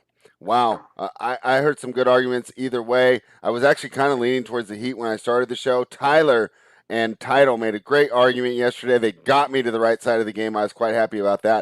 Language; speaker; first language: English; native; English